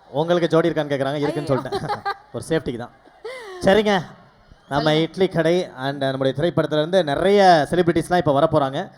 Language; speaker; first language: Tamil; native; Tamil